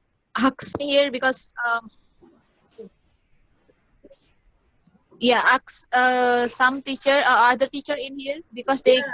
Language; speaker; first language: English; non-native, learner; Indonesian